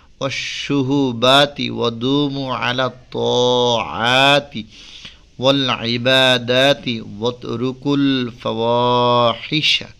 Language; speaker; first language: Arabic; non-native, fluent; Bangla